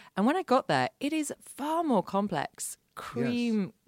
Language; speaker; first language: English; native; English